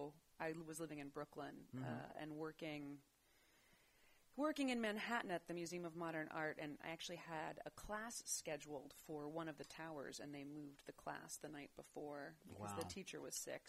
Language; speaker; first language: English; native; English